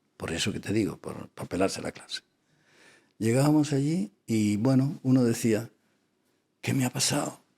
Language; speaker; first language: Spanish; non-native, local second language; Catalan